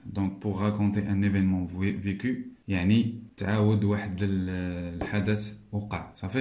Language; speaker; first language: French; non-native, local second language; Arabic